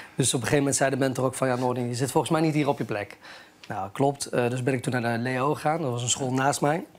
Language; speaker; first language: Dutch; early bilingual, other home language; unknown